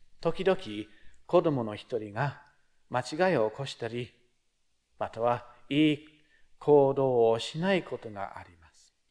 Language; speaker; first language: Japanese; non-native, fluent; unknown